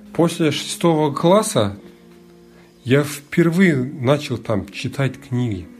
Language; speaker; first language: Russian; early bilingual, other home language; Mongolian